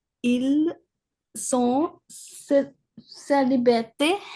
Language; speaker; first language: French; non-native, learner; Punjabi